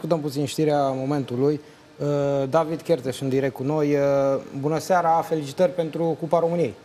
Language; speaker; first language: Romanian; native; Romanian